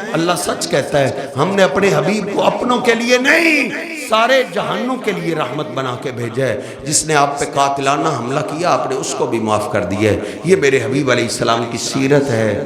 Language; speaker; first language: Urdu; non-native, local second language; Punjabi